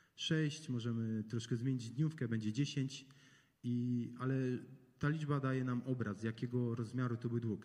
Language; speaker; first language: Polish; native; Polish